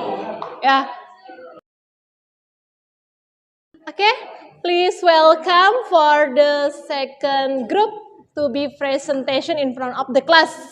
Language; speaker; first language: English; non-native, learner; Indonesian